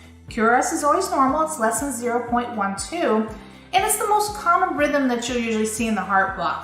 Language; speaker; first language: English; native; English